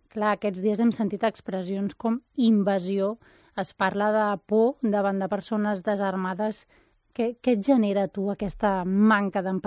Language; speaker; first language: Catalan; native; Catalan